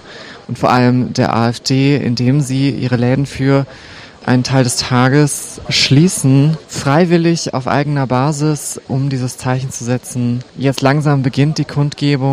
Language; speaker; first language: German; native; German